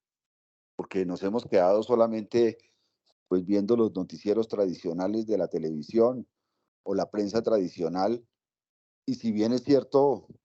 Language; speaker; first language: Spanish; native; Spanish